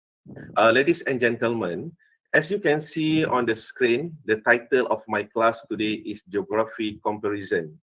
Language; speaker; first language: English; non-native, fluent; Malay